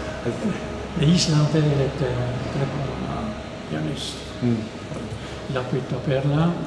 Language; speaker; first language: French; non-native, local second language; German